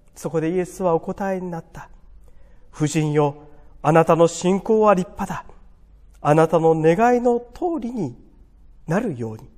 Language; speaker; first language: Japanese; native; Japanese